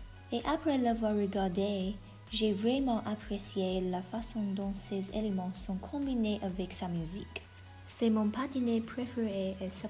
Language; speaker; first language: French; non-native, learner; Chinese